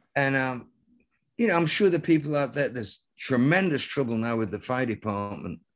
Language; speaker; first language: English; native; English